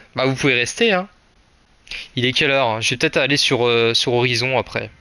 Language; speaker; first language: French; native; French